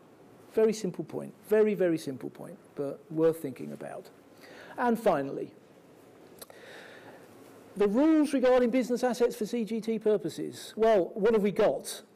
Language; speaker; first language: English; native; English